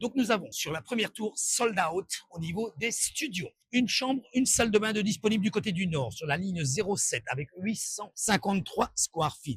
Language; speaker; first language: French; native; French